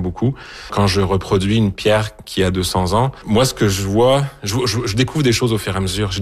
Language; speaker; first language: French; native; French